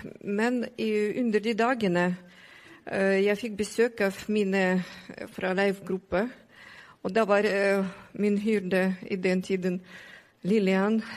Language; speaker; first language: Norwegian; non-native, learner; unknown